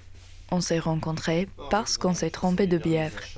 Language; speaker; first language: French; non-native, fluent; English